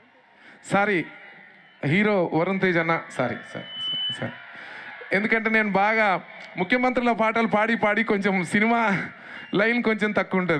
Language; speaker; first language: Telugu; native; Telugu